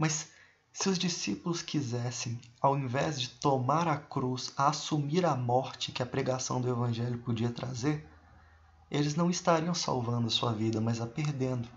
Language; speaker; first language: Portuguese; native; Portuguese